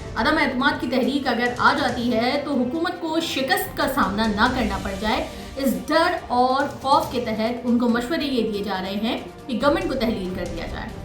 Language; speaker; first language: Urdu; native; Urdu